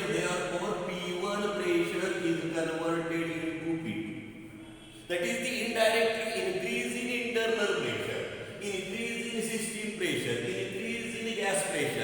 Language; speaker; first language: English; non-native, local second language; Marathi